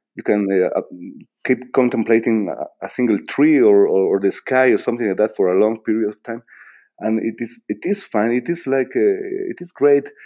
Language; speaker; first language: English; non-native, fluent; Spanish